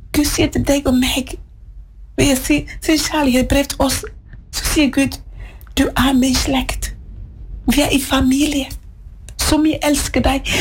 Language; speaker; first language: Norwegian; non-native, fluent; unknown